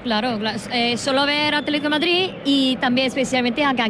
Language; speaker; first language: Spanish; non-native, learner; Korean